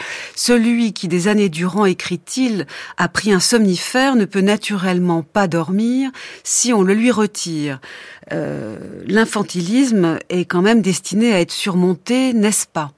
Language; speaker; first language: French; native; French